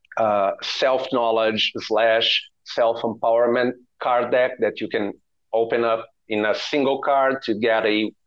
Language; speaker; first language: English; non-native, fluent; Portuguese